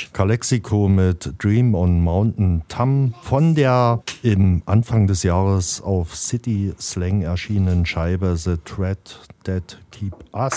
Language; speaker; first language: German; native; German